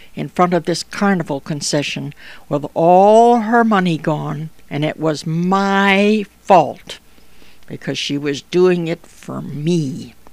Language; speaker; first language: English; native; English